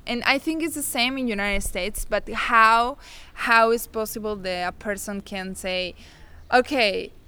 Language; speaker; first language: English; non-native, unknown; Spanish